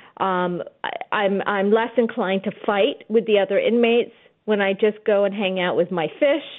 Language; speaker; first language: English; early bilingual, other home language; Urdu